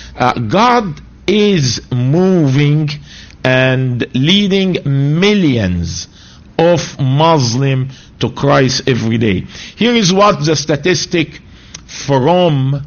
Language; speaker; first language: English; non-native, fluent; Arabic